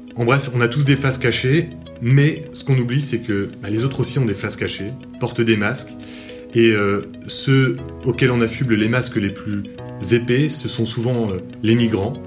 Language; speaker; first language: French; native; French